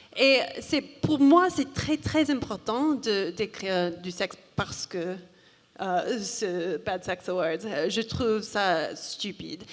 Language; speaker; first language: French; non-native, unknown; English